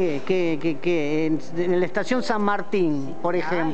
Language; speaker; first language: Spanish; native; Spanish